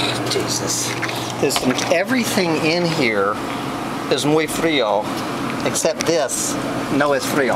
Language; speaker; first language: Spanish; non-native, learner; English